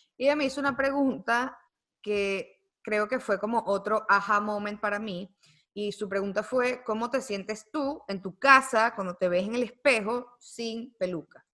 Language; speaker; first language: Spanish; native; Spanish